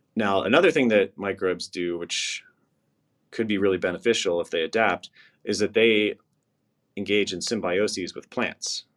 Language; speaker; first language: English; native; English